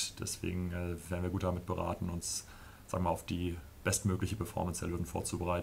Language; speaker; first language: German; native; German